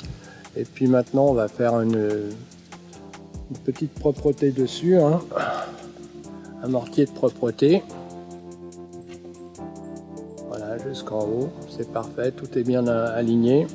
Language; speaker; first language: French; native; French